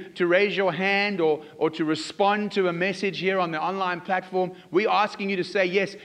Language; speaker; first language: English; native; English